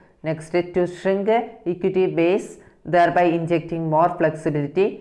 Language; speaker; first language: English; non-native, local second language; Malayalam